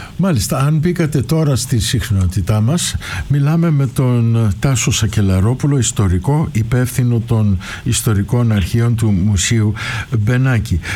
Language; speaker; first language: Greek; early bilingual, other home language; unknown